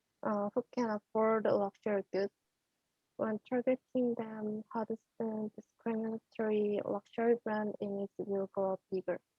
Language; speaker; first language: English; non-native, learner; Korean